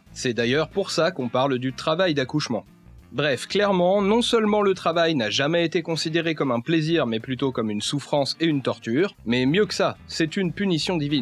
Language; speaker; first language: French; native; French